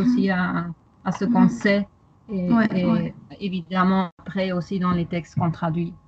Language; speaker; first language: French; non-native, fluent; German